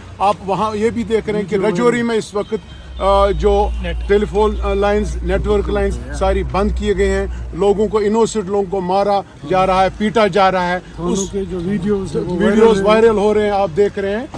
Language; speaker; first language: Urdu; non-native, local second language; Kashmiri